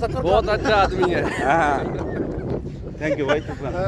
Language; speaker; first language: Hindi; non-native, learner; Bangla